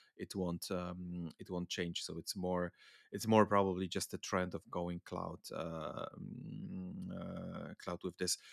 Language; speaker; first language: English; non-native, fluent; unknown